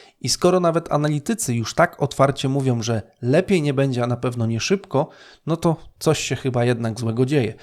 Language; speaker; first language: Polish; native; Polish